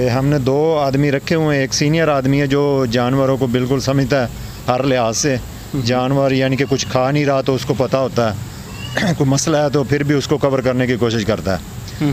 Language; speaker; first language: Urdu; non-native, local second language; Punjabi